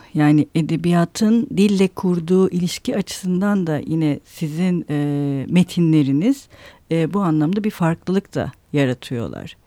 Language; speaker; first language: Turkish; native; Turkish